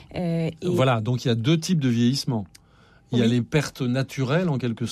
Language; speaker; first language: French; native; French